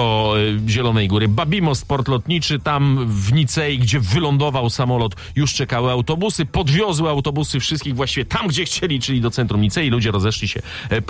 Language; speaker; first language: Polish; native; Polish